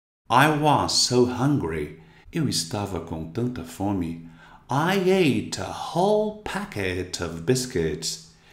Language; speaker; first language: English; non-native, fluent; Portuguese